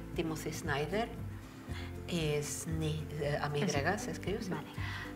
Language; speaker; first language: Catalan; non-native, fluent; Czech